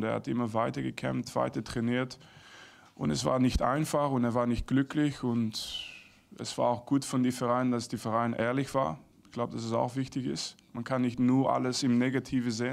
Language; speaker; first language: German; non-native, fluent; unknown